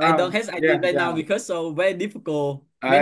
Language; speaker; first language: English; non-native, learner; Vietnamese